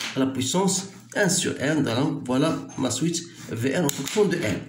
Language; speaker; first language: French; non-native, local second language; Arabic